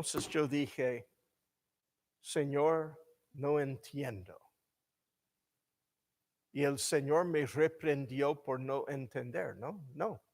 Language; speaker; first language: Spanish; non-native, fluent; English